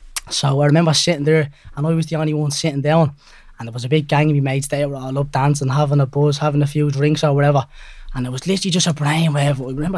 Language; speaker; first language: English; native; English